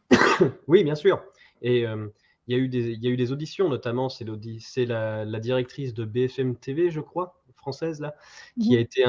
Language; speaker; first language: French; native; French